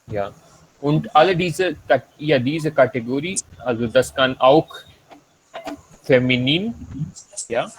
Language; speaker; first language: German; non-native, fluent; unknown